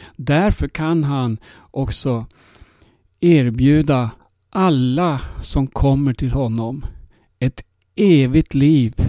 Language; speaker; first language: Spanish; non-native, fluent; Swedish